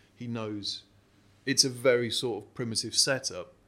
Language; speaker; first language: English; native; English